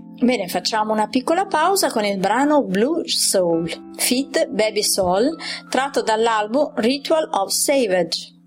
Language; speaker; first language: Italian; native; Italian